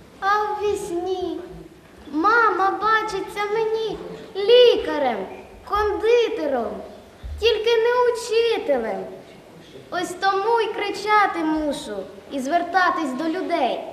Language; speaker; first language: Ukrainian; native; Ukrainian